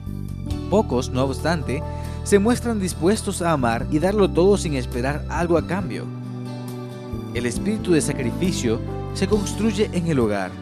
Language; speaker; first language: Spanish; native; Spanish